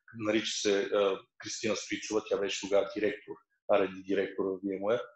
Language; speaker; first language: Bulgarian; early bilingual, other home language; Russian